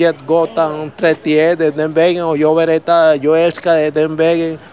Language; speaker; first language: Swedish; early bilingual, other home language; Spanish